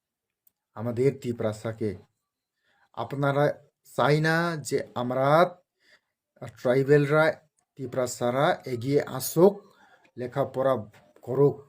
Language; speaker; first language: Bangla; non-native, local second language; Kok Borok